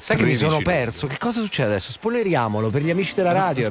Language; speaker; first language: Italian; native; Italian